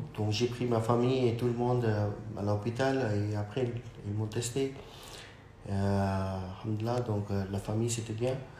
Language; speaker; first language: French; non-native, learner; Urdu